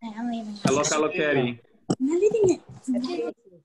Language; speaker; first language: Greek; early bilingual, heritage; Greek